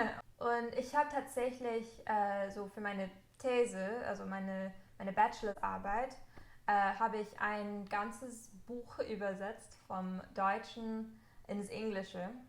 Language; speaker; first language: German; non-native, fluent; English